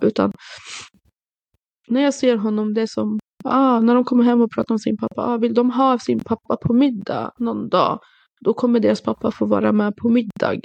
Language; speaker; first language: Swedish; early bilingual, other home language; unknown